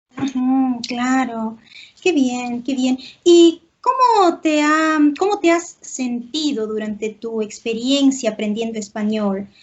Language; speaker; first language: Spanish; native; Spanish